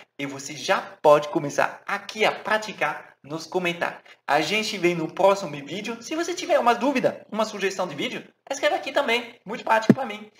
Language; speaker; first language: Portuguese; non-native, fluent; French